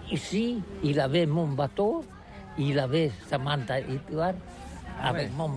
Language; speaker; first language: French; non-native, learner; Catalan